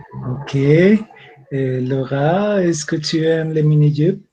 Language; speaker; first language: French; non-native, learner; Spanish